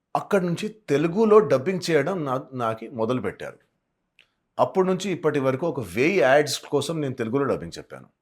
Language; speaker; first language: Telugu; non-native, local second language; Hindi